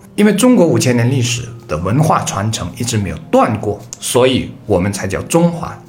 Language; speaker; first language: Chinese; native; Chinese